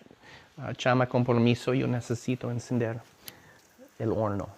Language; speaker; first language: Spanish; non-native, learner; English